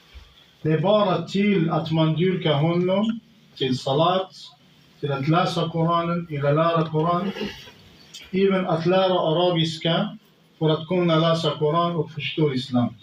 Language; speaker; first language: Swedish; non-native, fluent; Arabic